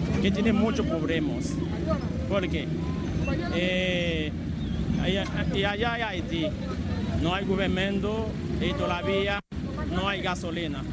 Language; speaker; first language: Spanish; non-native, learner; Haitian Creole